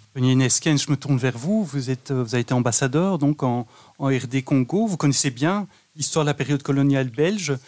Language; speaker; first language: French; native; French